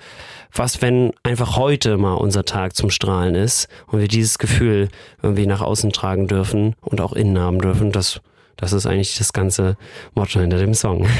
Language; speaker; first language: German; native; German